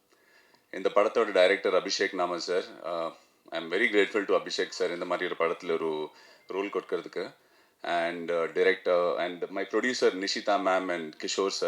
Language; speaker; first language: Tamil; non-native, fluent; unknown